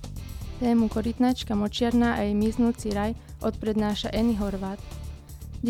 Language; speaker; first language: Slovak; native; Slovak